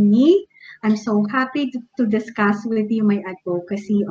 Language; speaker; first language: English; non-native, local second language; Bikol